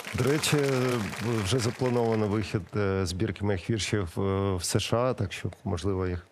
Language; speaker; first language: Ukrainian; non-native, local second language; Russian